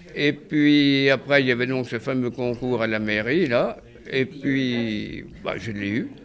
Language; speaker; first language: French; native; French